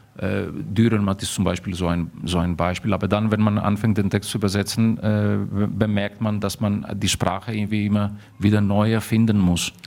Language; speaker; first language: German; early bilingual, heritage; German